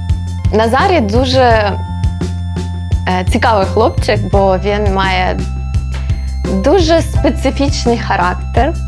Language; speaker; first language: Ukrainian; non-native, local second language; Russian